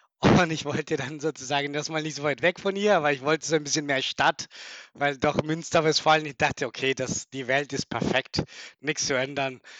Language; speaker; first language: German; non-native, fluent; Spanish